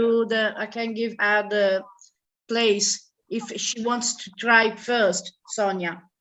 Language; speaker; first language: English; non-native, learner; Italian